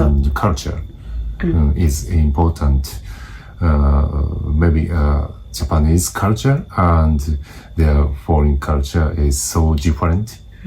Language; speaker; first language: English; non-native, learner; Japanese